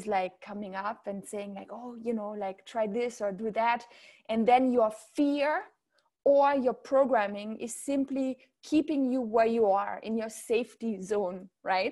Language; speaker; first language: English; non-native, fluent; German